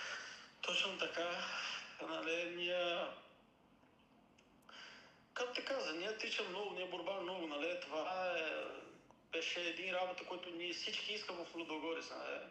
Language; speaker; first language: Bulgarian; non-native, learner; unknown